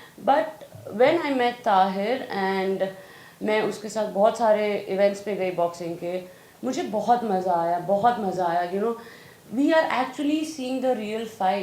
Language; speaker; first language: Hindi; native; Hindi